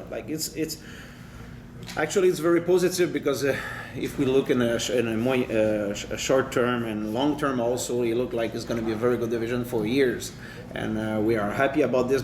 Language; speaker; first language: English; non-native, fluent; French